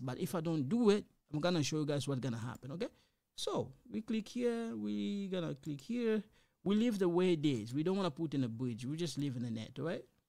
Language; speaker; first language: English; non-native, fluent; Lingala